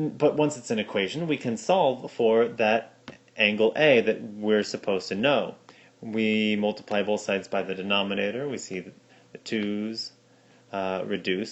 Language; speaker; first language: English; native; English